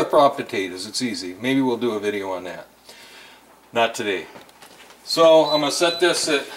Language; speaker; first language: English; native; English